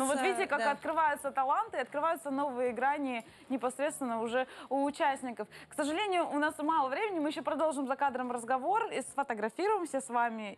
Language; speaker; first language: Russian; native; Russian